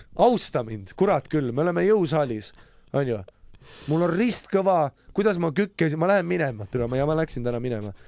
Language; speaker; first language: Estonian; native; Estonian